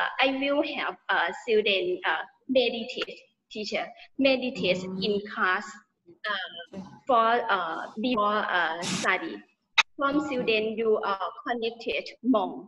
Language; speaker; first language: English; non-native, learner; Thai